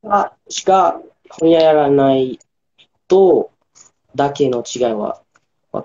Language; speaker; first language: Japanese; non-native, learner; English